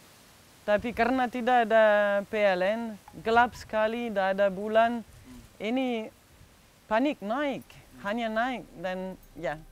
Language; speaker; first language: Indonesian; non-native, fluent; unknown